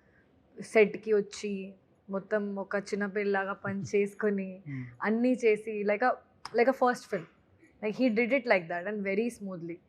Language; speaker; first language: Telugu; non-native, fluent; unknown